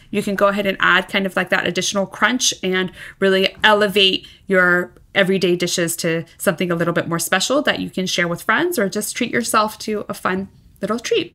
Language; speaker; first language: English; early bilingual, other home language; Persian